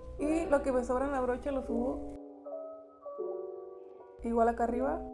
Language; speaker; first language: Spanish; native; Spanish